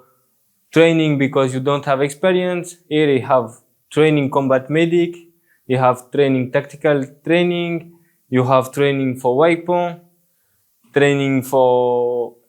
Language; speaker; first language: English; non-native, learner; French